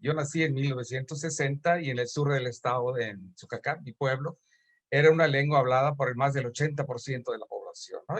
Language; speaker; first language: Spanish; native; Spanish